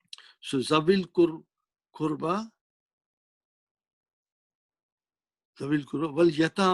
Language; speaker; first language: Arabic; non-native, fluent; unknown